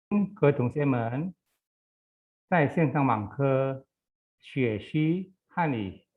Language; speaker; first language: Chinese; non-native, fluent; Indonesian